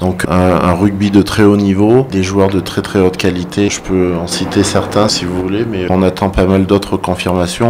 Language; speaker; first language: French; native; French